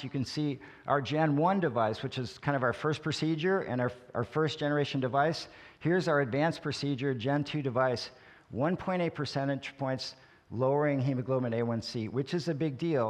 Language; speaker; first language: English; native; English